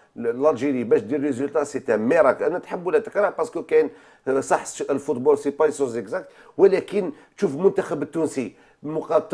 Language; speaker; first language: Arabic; native; Arabic